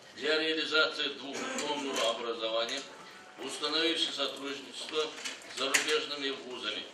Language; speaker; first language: Russian; non-native, local second language; Kazakh